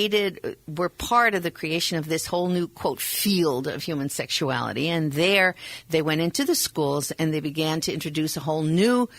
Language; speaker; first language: English; native; English